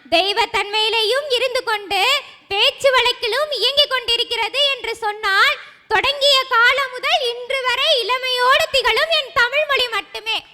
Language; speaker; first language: Tamil; native; Tamil